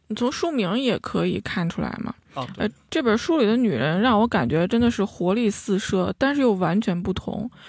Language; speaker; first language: Chinese; native; Chinese